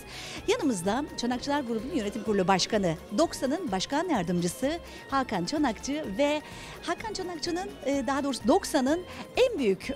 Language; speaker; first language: Turkish; native; Turkish